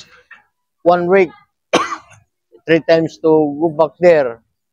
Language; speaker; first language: English; non-native, learner; Filipino